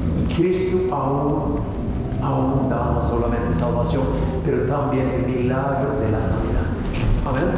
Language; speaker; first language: Spanish; non-native, fluent; Norwegian